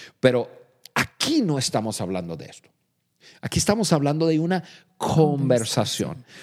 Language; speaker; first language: Spanish; non-native, fluent; English